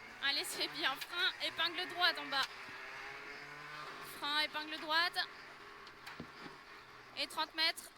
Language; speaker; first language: French; native; French